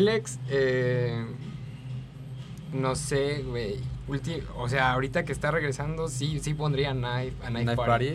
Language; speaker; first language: Spanish; native; Spanish